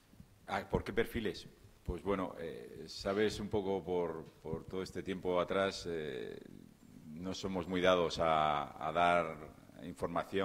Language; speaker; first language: Spanish; native; Spanish